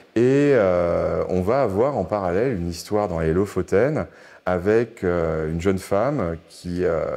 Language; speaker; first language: French; native; French